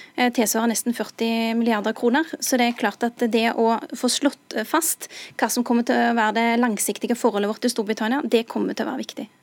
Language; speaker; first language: Norwegian; early bilingual, other home language; Urdu